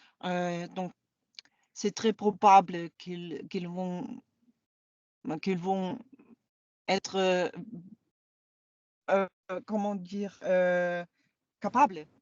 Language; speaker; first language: French; non-native, fluent; German